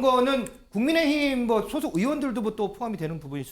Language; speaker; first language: Korean; native; Korean